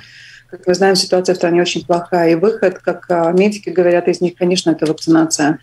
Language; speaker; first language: Russian; non-native, local second language; Latvian